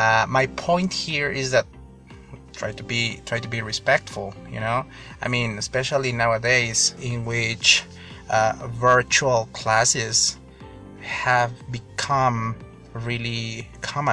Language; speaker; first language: English; non-native, fluent; Spanish